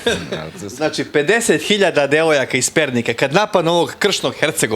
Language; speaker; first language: Bosnian; native; Bosnian